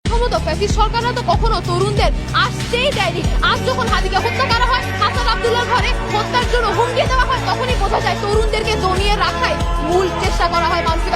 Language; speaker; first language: Bangla; native; Bangla